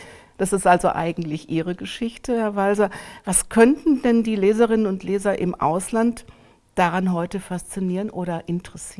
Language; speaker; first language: German; native; German